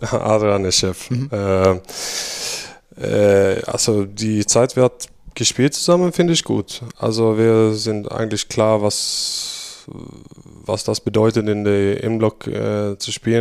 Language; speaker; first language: German; non-native, fluent; Swedish